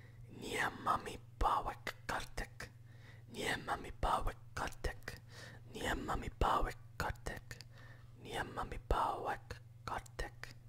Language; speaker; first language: Polish; non-native, learner; English